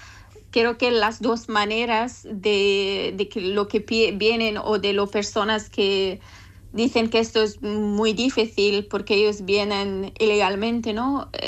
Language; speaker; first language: Spanish; non-native, learner; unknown